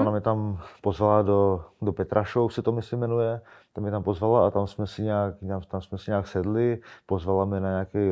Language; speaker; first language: Czech; native; Czech